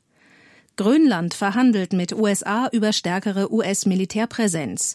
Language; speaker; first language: German; native; German